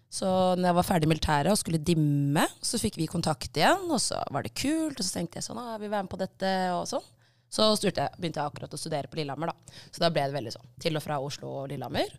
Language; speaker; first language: Norwegian; early bilingual, other home language; Tigrinya